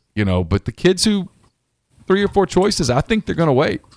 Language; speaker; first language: English; native; English